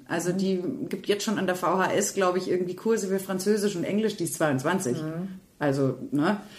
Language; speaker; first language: German; native; German